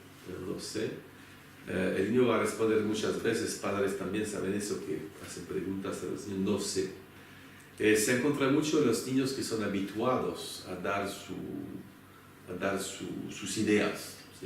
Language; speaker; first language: Spanish; non-native, fluent; French